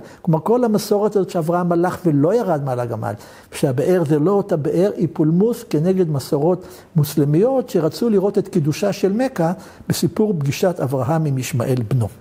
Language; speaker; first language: Hebrew; native; Hebrew